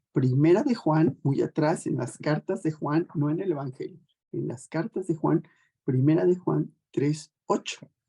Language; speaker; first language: Spanish; native; Spanish